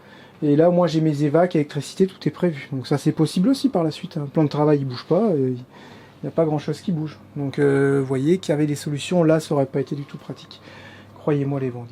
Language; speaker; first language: French; native; French